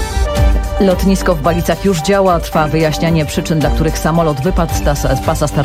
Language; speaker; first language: Polish; native; Polish